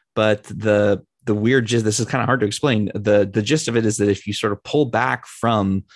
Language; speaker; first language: English; native; English